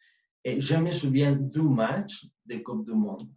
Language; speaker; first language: French; non-native, fluent; Spanish